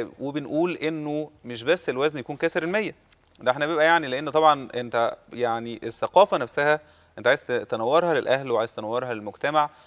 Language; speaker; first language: Arabic; native; Arabic